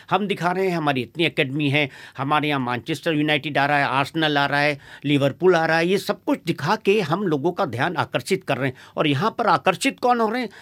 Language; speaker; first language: Hindi; native; Hindi